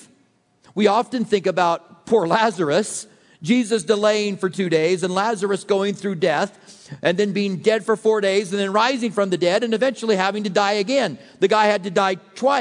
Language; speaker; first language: English; native; English